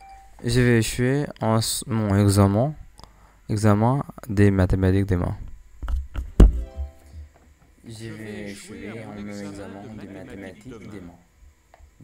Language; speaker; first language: French; non-native, learner; English